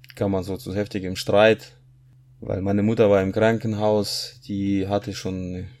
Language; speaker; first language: German; non-native, fluent; Russian